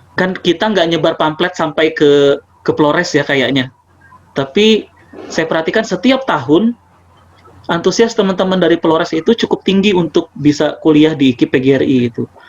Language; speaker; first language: Indonesian; native; Indonesian